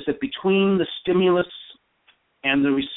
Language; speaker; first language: English; native; English